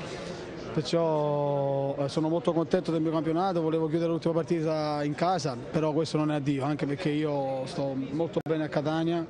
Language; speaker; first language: Italian; native; Italian